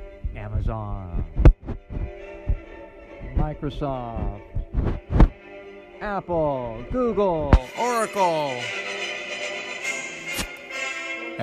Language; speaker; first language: English; native; English